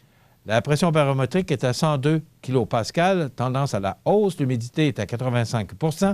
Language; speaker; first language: French; native; French